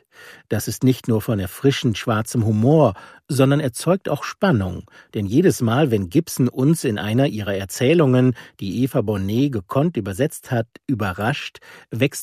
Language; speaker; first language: German; native; German